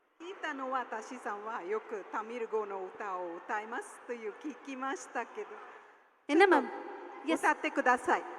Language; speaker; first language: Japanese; non-native, fluent; Tamil